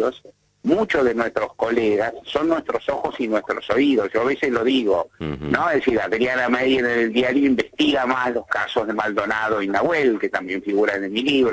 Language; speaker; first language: Spanish; native; Spanish